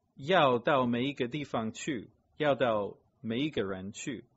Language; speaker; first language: Chinese; non-native, fluent; English